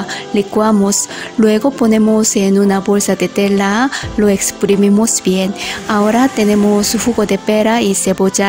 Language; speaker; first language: Spanish; non-native, learner; Korean